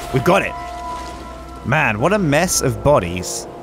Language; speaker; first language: English; native; English